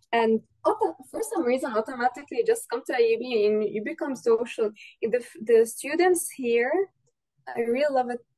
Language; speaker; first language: English; non-native, fluent; Arabic